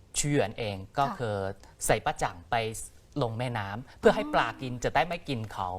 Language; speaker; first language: Thai; non-native, fluent; Chinese